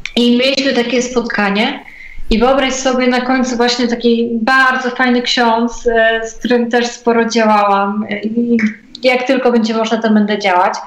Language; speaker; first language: Polish; native; Polish